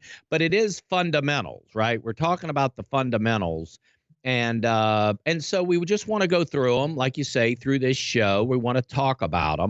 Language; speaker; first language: English; native; English